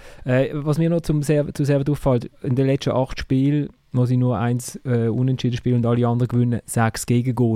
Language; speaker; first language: German; native; German